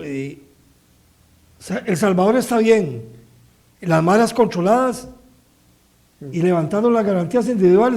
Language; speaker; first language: Spanish; native; Spanish